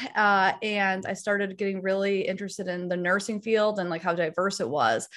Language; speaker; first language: English; native; English